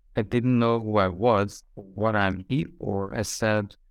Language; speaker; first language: English; non-native, fluent; Hungarian